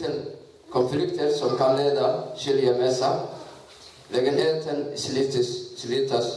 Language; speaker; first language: Swedish; non-native, learner; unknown